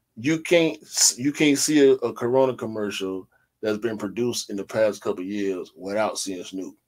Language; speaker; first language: English; native; English